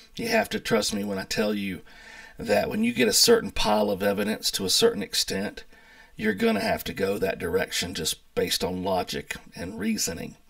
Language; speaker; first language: English; native; English